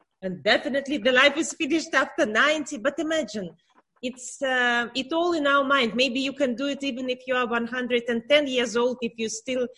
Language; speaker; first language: English; non-native, learner; Russian